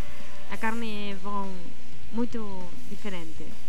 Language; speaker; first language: Portuguese; non-native, learner; Spanish